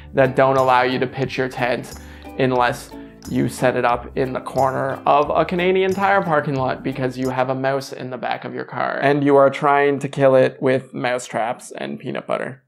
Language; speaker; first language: English; native; English